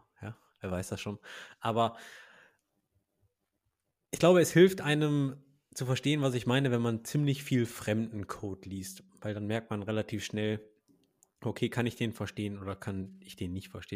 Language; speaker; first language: German; native; German